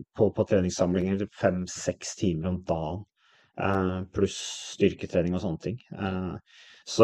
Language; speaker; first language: Norwegian; native; Norwegian